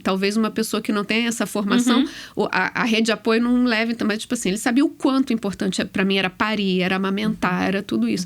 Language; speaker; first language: Portuguese; native; Portuguese